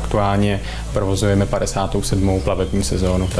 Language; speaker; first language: Czech; native; Czech